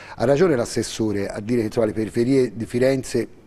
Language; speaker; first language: Italian; native; Italian